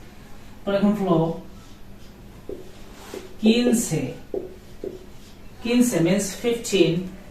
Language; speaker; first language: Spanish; non-native, learner; Bangla